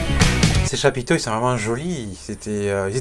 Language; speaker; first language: French; native; French